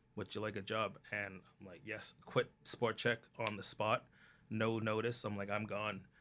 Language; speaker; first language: English; early bilingual, other home language; Cantonese